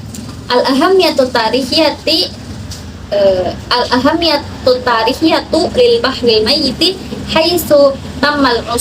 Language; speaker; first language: Arabic; non-native, learner; Indonesian